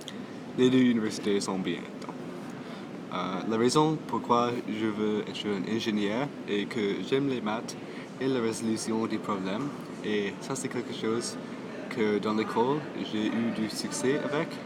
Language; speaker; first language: French; non-native, local second language; English